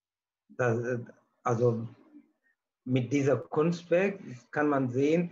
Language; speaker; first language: German; non-native, learner; Tamil